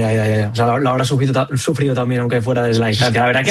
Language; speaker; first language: Spanish; native; Spanish